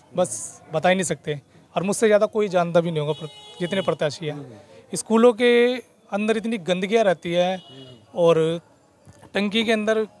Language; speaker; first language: Hindi; native; Hindi